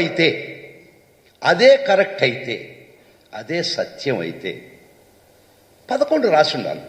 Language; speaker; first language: Telugu; native; Telugu